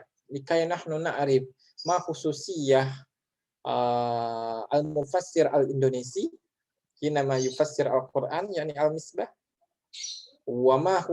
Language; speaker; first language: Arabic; non-native, fluent; Indonesian